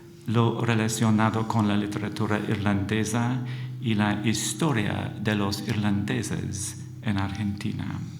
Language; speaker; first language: Spanish; non-native, fluent; English